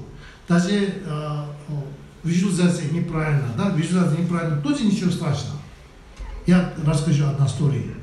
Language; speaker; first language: Russian; non-native, learner; Tibetan